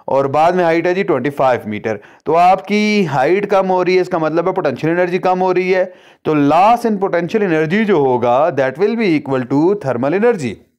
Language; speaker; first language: Urdu; non-native, local second language; Punjabi